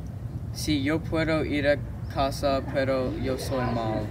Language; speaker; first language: Spanish; non-native, learner; English